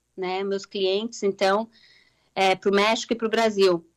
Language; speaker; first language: Portuguese; native; Portuguese